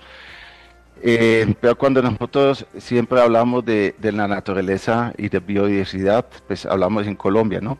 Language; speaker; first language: Spanish; non-native, fluent; Dutch